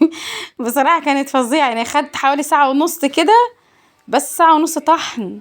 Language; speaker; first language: Arabic; native; Arabic